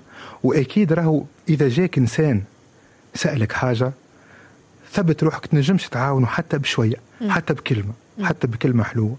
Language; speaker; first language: Arabic; native; Arabic